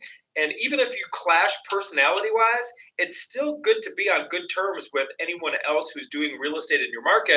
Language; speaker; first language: English; native; English